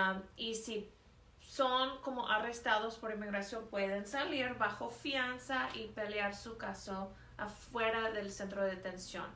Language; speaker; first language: Spanish; non-native, fluent; English